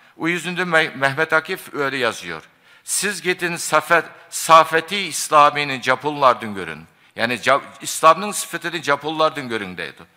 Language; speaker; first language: Turkish; non-native, fluent; Japanese